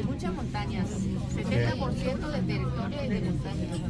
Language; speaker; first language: Spanish; non-native, fluent; Korean